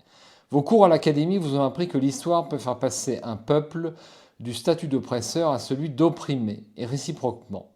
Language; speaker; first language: French; native; French